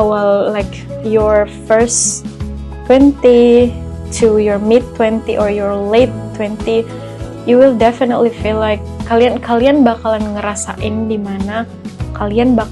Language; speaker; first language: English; non-native, fluent; Indonesian